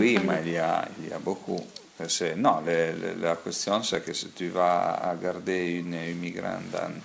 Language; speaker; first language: French; non-native, fluent; Italian